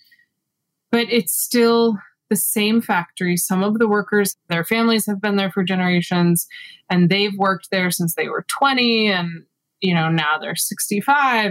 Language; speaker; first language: English; native; English